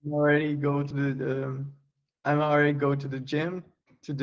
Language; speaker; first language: English; non-native, learner; Portuguese